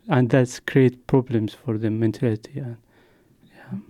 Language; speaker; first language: English; non-native, learner; Arabic